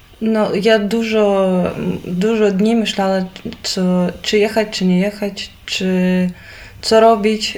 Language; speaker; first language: Polish; non-native, learner; Ukrainian